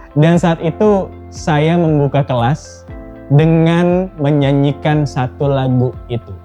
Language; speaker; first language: Indonesian; native; Indonesian